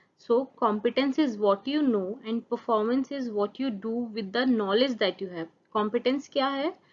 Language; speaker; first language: Hindi; native; Hindi